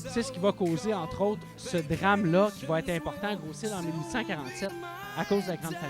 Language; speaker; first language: French; native; French